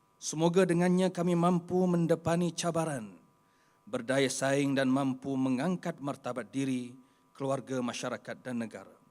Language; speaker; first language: Malay; native; Malay